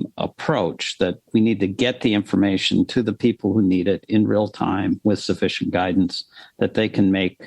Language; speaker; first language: English; native; English